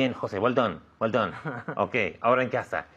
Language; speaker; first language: Spanish; non-native, fluent; English